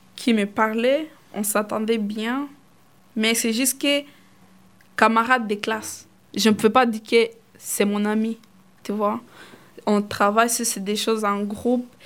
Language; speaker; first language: French; non-native, fluent; Swahili